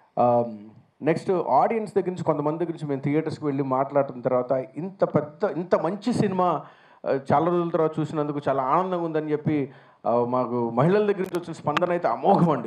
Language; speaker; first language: Telugu; native; Telugu